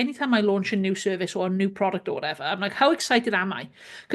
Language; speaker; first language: English; native; English